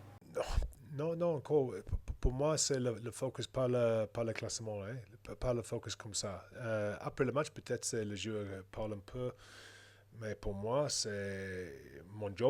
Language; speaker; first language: French; non-native, learner; English